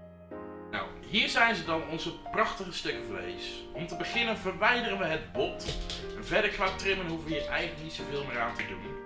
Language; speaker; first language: Dutch; native; Dutch